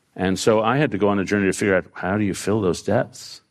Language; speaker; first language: English; native; English